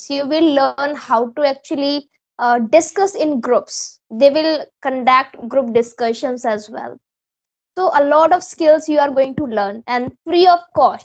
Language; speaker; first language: English; non-native, local second language; Hindi